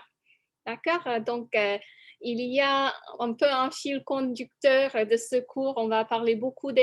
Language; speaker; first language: French; non-native, fluent; English